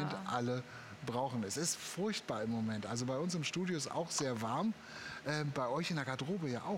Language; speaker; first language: German; native; German